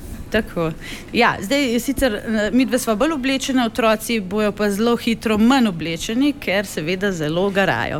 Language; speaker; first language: Slovenian; native; Slovenian